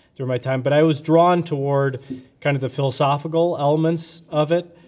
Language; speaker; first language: English; native; English